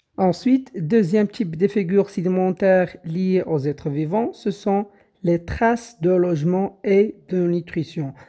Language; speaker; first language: French; non-native, local second language; Arabic